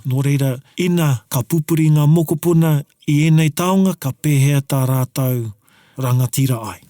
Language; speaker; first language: Māori; non-native, local second language; English